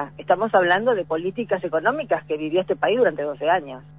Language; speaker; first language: Spanish; native; Spanish